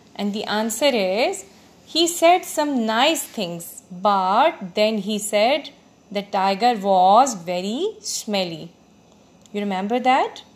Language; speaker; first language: English; non-native, local second language; Urdu